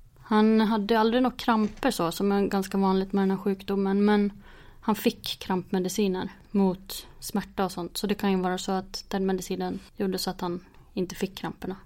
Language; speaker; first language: Swedish; native; Swedish